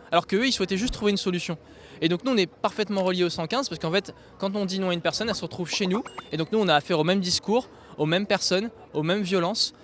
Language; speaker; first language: French; native; French